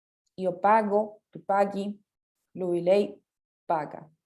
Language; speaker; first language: Italian; non-native, fluent; Spanish